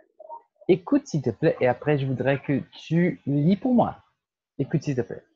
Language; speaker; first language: French; non-native, fluent; Portuguese